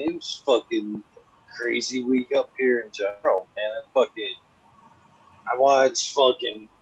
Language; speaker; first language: English; native; English